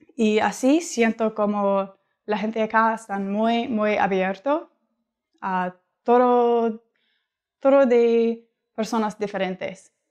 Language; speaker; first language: Spanish; non-native, learner; English